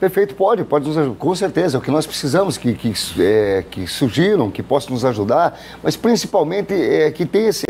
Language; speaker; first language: Portuguese; native; Portuguese